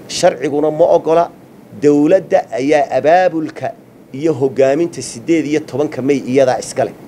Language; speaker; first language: Somali; native; Somali